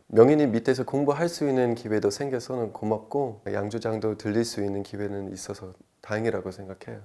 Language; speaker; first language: Korean; non-native, fluent; English